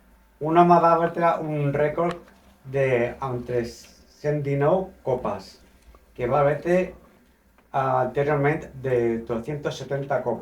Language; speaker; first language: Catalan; non-native, local second language; Spanish